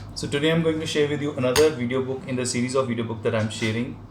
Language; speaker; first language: English; non-native, local second language; Punjabi